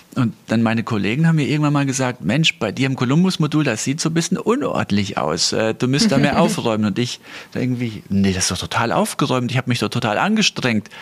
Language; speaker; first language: German; native; German